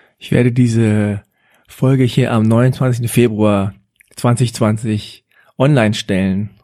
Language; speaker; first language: German; native; German